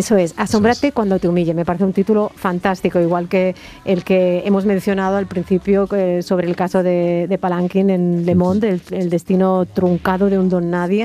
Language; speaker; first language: Spanish; native; Spanish